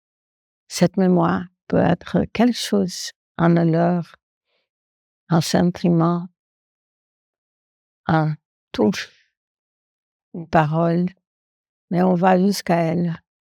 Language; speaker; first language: French; non-native, fluent; Portuguese